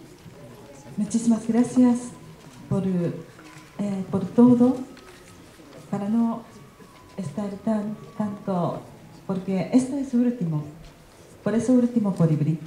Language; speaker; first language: Spanish; non-native, learner; Japanese